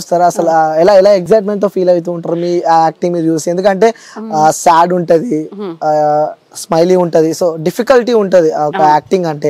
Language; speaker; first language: Telugu; native; Telugu